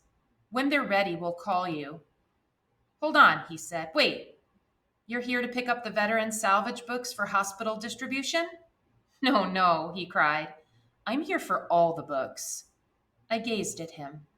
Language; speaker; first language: English; native; English